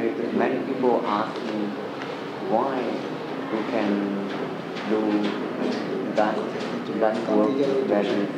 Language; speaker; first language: English; non-native, learner; Vietnamese